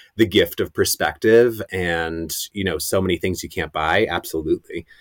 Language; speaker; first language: English; native; English